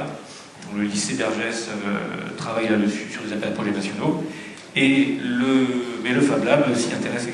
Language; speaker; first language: French; native; French